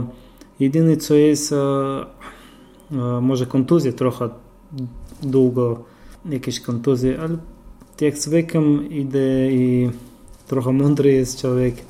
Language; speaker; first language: Polish; non-native, fluent; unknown